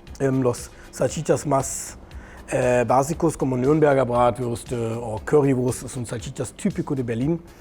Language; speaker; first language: Spanish; non-native, learner; German